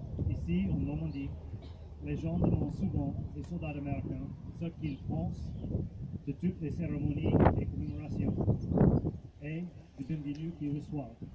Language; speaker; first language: French; non-native, fluent; English